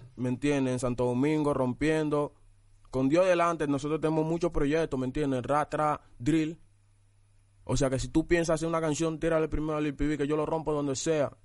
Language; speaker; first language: Spanish; early bilingual, other home language; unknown